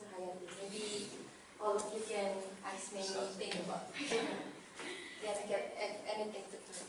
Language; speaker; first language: English; non-native, learner; Indonesian